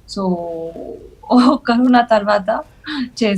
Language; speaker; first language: Telugu; non-native, learner; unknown